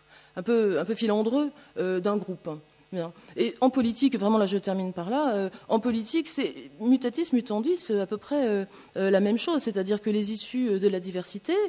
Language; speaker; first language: French; native; French